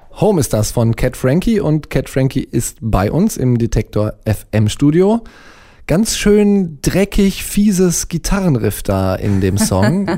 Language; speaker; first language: German; native; German